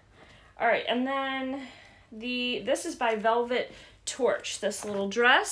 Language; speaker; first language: English; native; English